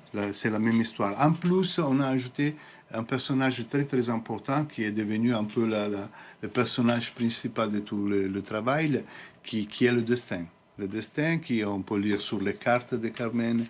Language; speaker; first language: French; non-native, fluent; Italian